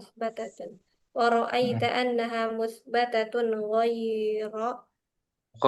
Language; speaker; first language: Arabic; non-native, learner; Indonesian